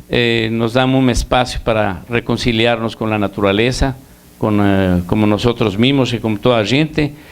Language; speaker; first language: Portuguese; non-native, learner; Spanish